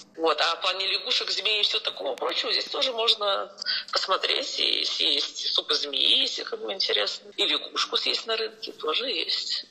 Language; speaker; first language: Russian; native; Russian